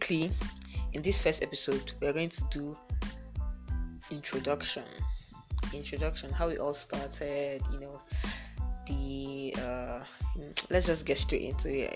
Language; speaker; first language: English; non-native, local second language; Igbo